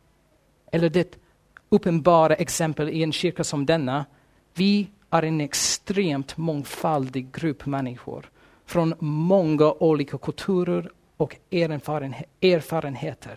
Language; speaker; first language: Swedish; non-native, fluent; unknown